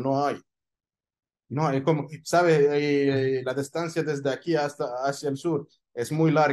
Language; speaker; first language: Spanish; non-native, fluent; Arabic